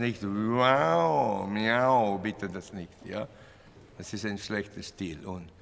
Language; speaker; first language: German; non-native, learner; Latvian